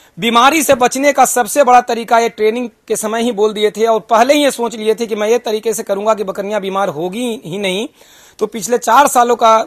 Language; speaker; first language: Hindi; native; Hindi